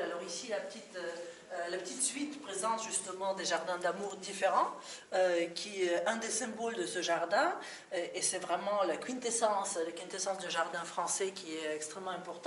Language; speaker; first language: French; non-native, fluent; Russian